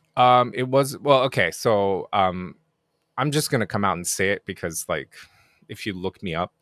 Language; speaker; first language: English; non-native, fluent; Japanese